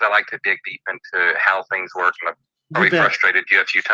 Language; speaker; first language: English; native; English